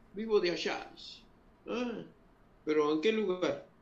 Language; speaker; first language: Spanish; early bilingual, other home language; Guarani